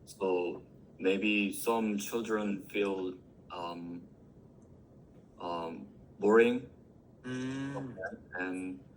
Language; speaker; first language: English; non-native, learner; Korean